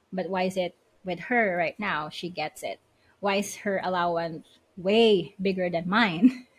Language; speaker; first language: English; non-native, local second language; Filipino